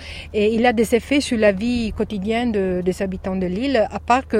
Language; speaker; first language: French; non-native, learner; Italian